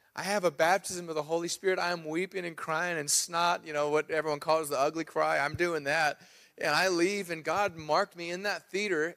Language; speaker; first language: English; native; English